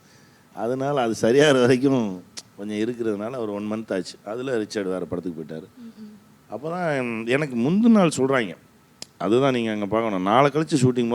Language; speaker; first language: Tamil; native; Tamil